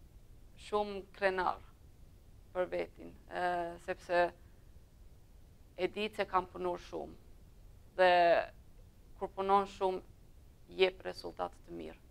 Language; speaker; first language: Albanian; early bilingual, heritage; Albanian